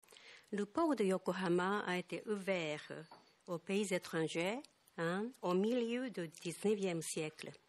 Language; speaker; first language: French; non-native, fluent; Japanese